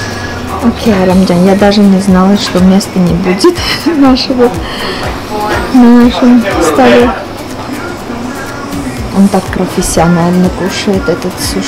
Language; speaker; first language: Russian; non-native, fluent; Armenian